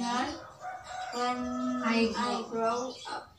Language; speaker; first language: English; non-native, learner; Indonesian